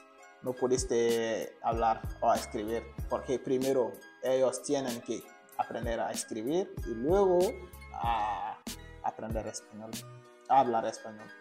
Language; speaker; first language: Spanish; non-native, learner; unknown